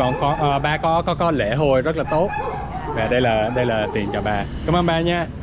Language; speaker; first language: Vietnamese; non-native, learner; English